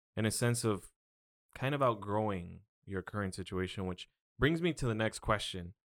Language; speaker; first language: English; early bilingual, other home language; Spanish